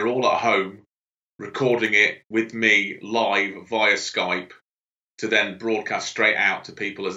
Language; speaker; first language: English; native; English